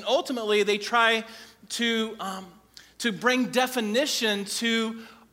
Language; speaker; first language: English; native; English